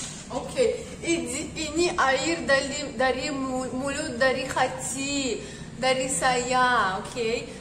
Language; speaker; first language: Indonesian; non-native, learner; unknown